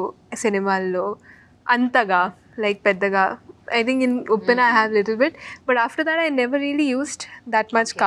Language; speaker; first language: Telugu; non-native, fluent; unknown